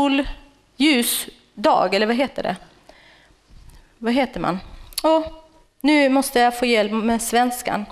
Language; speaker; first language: Swedish; non-native, fluent; Kurdish